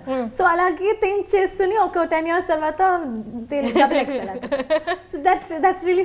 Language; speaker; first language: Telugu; non-native, local second language; Kannada